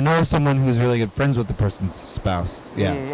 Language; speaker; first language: English; native; English